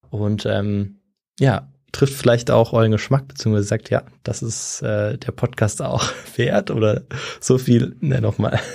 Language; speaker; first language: German; native; German